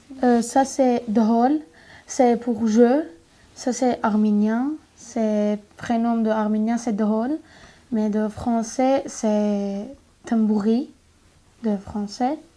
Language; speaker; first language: French; non-native, learner; Armenian